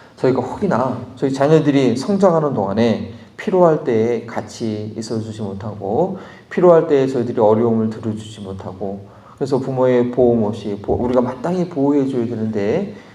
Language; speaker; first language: Korean; native; Korean